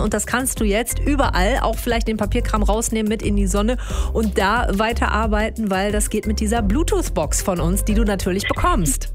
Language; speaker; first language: German; native; German